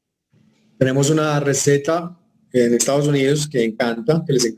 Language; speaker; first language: Spanish; native; Spanish